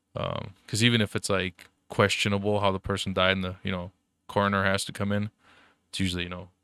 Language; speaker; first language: English; early bilingual, other home language; German